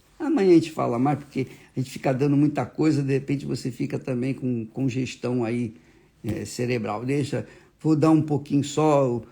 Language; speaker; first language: Portuguese; native; Portuguese